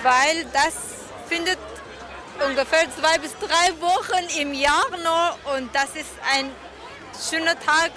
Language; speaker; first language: German; non-native, learner; Persian